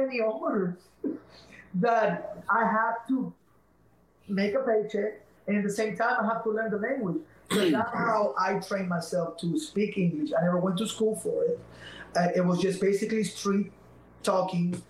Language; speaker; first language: English; non-native, fluent; Spanish